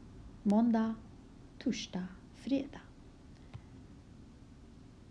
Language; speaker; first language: Swedish; non-native, fluent; Kurdish